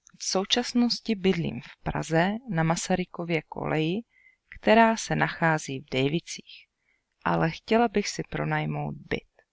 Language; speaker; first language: Czech; native; Czech